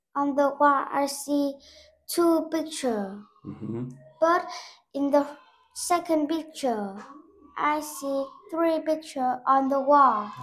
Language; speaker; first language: English; non-native, learner; Vietnamese